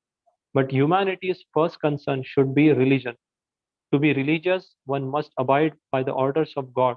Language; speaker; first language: English; non-native, local second language; Hindi